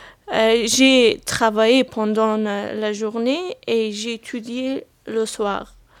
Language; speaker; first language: French; non-native, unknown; Persian